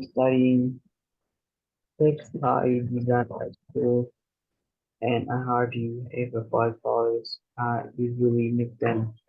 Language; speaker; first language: English; non-native, learner; Vietnamese